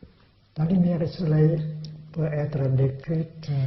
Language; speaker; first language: French; non-native, fluent; Vietnamese